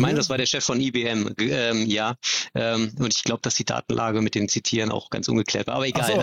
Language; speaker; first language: German; native; German